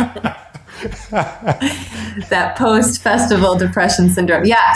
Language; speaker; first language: English; native; English